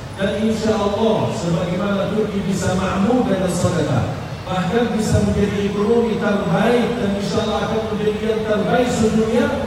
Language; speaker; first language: Indonesian; non-native, fluent; Arabic